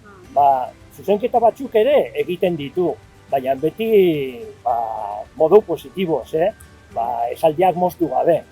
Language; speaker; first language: Basque; non-native, fluent; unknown